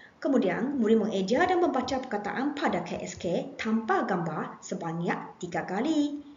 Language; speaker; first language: Malay; non-native, local second language; Chinese